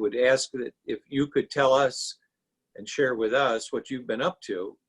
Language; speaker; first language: English; native; English